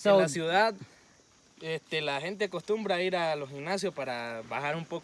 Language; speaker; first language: Spanish; native; Spanish